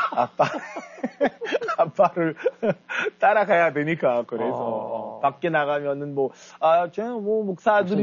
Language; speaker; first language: Korean; non-native, fluent; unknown